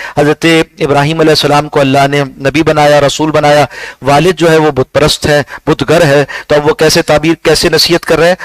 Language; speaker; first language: Urdu; native; Urdu